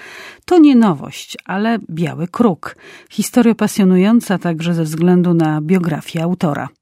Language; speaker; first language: Polish; native; Polish